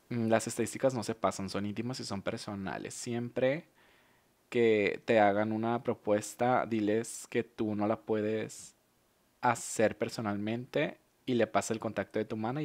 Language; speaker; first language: Spanish; native; Spanish